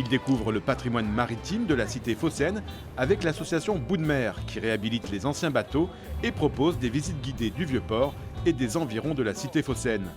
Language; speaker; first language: French; native; French